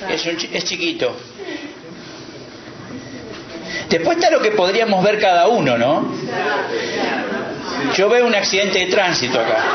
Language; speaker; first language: Spanish; native; Spanish